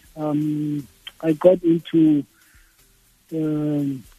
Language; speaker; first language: English; non-native, local second language; Xhosa